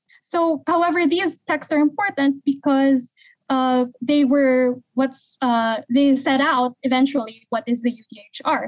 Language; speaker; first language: English; non-native, local second language; Hiligaynon